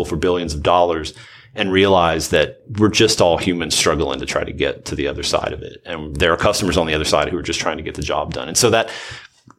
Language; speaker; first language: English; native; English